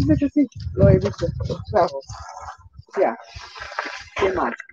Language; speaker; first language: Spanish; non-native, learner; German